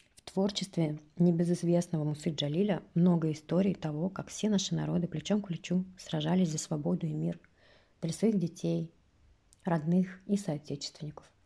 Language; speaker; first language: Russian; native; Russian